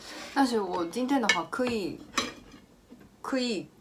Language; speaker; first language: Chinese; non-native, fluent; Japanese